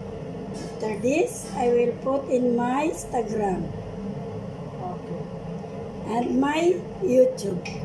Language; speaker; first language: English; non-native, learner; Filipino